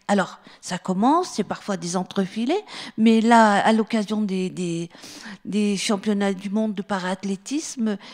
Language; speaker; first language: French; native; French